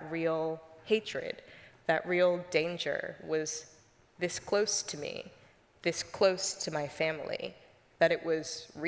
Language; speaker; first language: English; native; English